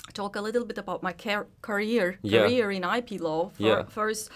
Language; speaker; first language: English; non-native, fluent; Turkish